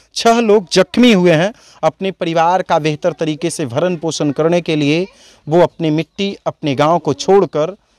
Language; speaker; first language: Hindi; native; Hindi